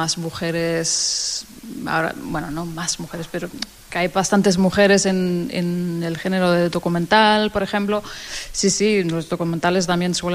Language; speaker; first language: Spanish; non-native, fluent; Danish